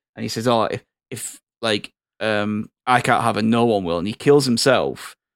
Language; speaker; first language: English; native; English